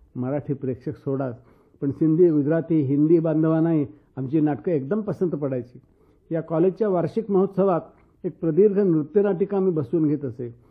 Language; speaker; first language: Marathi; native; Marathi